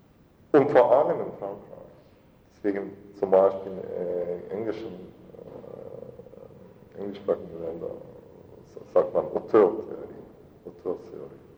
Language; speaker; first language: German; non-native, fluent; Russian